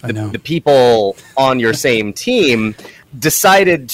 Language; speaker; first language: English; native; English